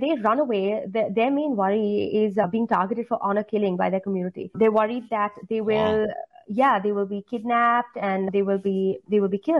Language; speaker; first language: English; non-native, local second language; Hindi